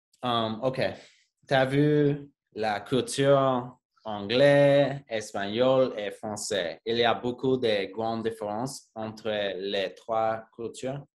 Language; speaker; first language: French; non-native, learner; English